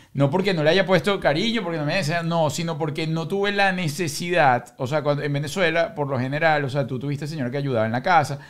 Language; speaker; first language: Spanish; native; Spanish